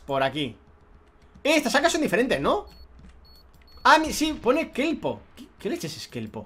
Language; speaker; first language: Spanish; native; Spanish